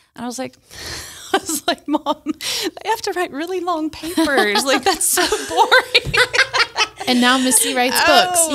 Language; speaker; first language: English; native; English